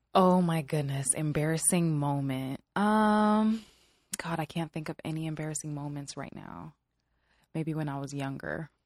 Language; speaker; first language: English; early bilingual, other home language; Swahili